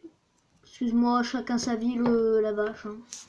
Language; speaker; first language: French; native; French